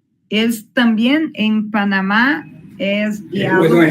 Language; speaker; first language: Spanish; non-native, learner; Portuguese